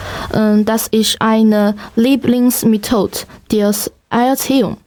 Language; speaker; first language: German; non-native, learner; Chinese